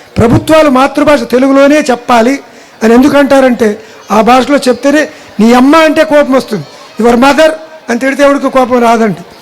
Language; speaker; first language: Telugu; non-native, local second language; Kannada